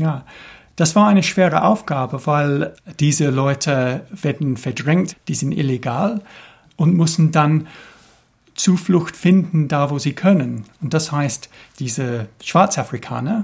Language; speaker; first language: German; non-native, fluent; English